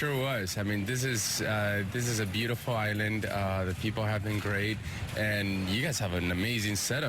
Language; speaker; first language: English; early bilingual, other home language; Spanish